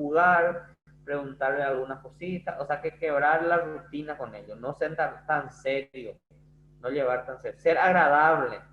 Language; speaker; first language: Spanish; non-native, fluent; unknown